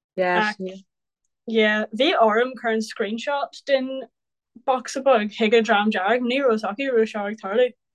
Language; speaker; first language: Irish; non-native, local second language; English